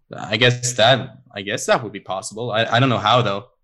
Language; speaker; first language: English; non-native, fluent; Swedish